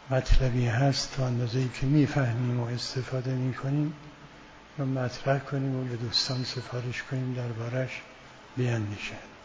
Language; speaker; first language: Persian; native; Persian